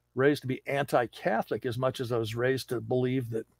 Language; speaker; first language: English; native; English